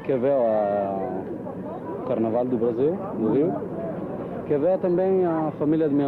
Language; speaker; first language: Portuguese; non-native, learner; Hebrew